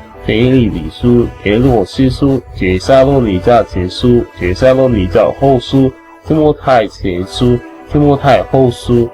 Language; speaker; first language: Chinese; non-native, learner; English